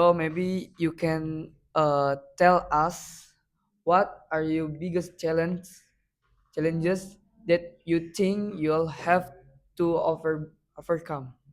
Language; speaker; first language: English; non-native, learner; Indonesian